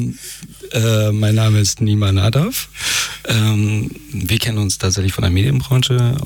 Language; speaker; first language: German; early bilingual, other home language; Persian